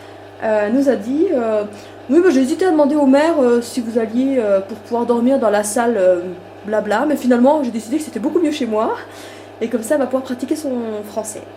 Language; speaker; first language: French; native; French